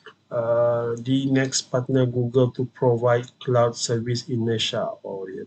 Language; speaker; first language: English; non-native, local second language; Malay